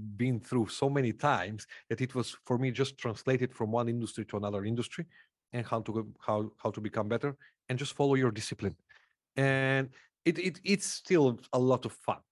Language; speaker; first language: English; non-native, fluent; Macedonian